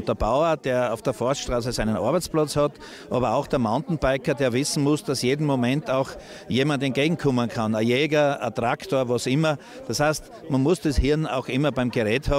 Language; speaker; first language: German; native; German